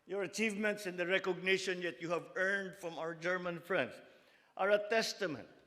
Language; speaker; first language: English; non-native, local second language; Filipino